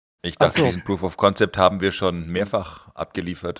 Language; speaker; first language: German; native; German